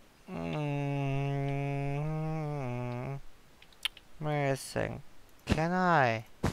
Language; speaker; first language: English; non-native, learner; German